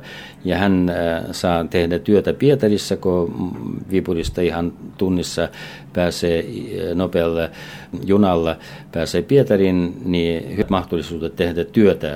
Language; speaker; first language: Finnish; non-native, fluent; Russian